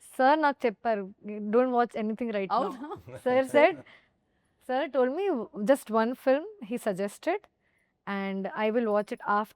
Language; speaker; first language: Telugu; non-native, fluent; Hindi